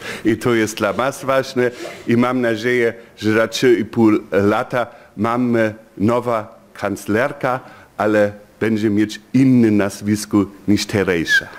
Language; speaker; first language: Polish; non-native, fluent; German